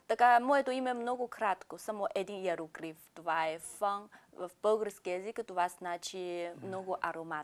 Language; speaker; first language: Bulgarian; non-native, fluent; Chinese